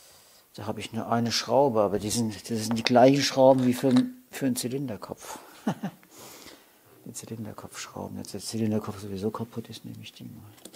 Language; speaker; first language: German; native; German